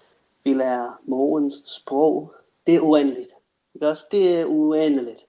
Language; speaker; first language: Danish; non-native, fluent; English